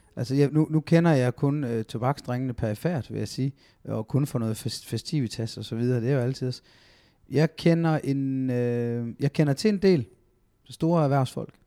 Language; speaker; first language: Danish; native; Danish